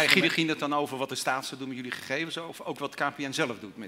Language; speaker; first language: Dutch; native; Dutch